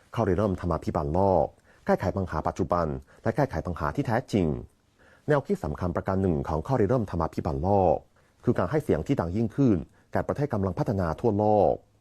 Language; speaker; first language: Thai; non-native, fluent; Chinese